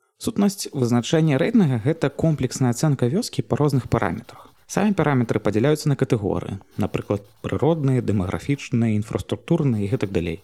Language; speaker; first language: Belarusian; native; Belarusian